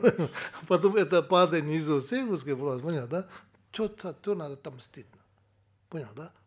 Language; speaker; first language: Russian; non-native, learner; Tibetan